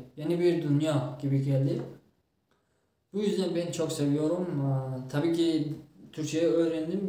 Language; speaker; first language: Turkish; non-native, fluent; Tajik